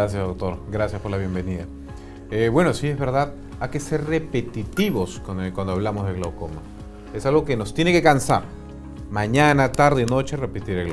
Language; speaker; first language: Spanish; native; Spanish